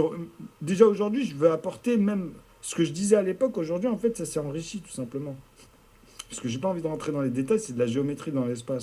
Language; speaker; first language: French; native; French